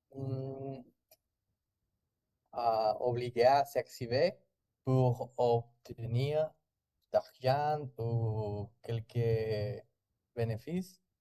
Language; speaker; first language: French; non-native, learner; Spanish